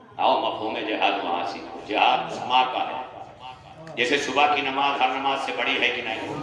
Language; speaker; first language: Urdu; non-native, local second language; Awadhi